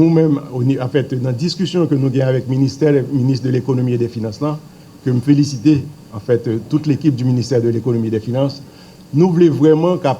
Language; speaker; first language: French; non-native, local second language; Haitian Creole